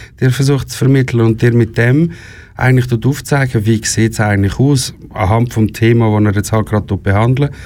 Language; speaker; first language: German; native; German